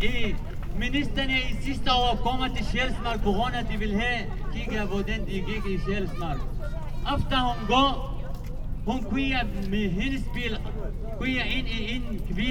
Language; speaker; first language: Danish; non-native, learner; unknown